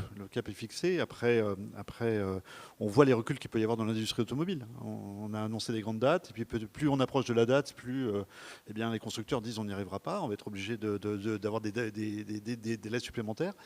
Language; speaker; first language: French; native; French